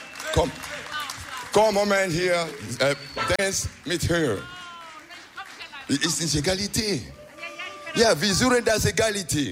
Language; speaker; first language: English; non-native, learner; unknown